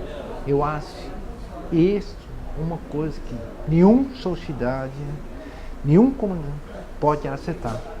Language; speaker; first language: Portuguese; non-native, fluent; Dutch